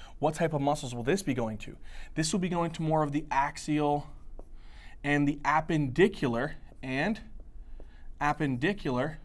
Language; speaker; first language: English; native; English